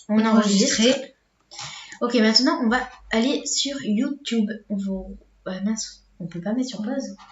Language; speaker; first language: French; native; French